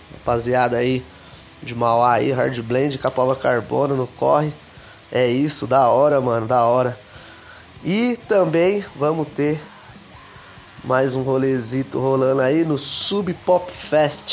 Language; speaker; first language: Portuguese; native; Portuguese